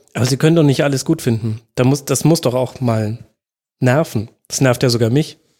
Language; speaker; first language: German; native; German